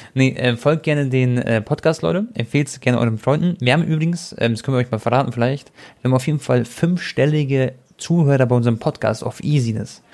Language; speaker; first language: German; early bilingual, other home language; Croatian